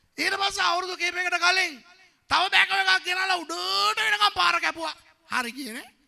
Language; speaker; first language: Sinhala; native; Sinhala